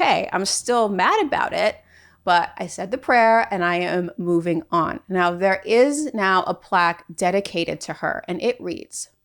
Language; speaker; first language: English; native; English